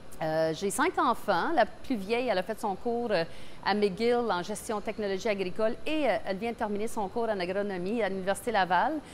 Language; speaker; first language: French; non-native, local second language; English